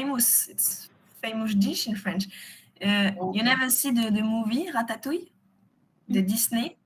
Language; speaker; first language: English; non-native, learner; French